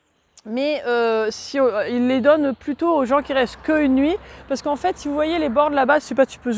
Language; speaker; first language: French; native; French